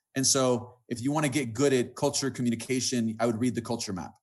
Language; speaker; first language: English; native; English